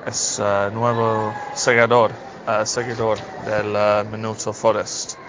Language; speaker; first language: Spanish; non-native, fluent; English